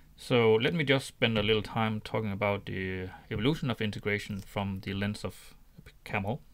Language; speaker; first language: English; non-native, fluent; Danish